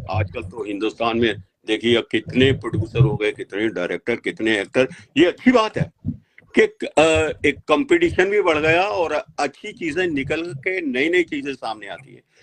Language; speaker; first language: Hindi; native; Hindi